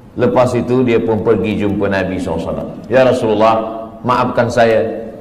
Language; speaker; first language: Malay; native; Malay